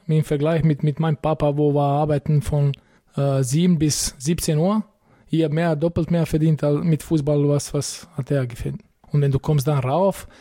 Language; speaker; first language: German; non-native, fluent; Bosnian